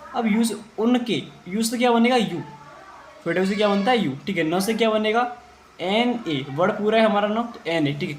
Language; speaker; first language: Hindi; native; Hindi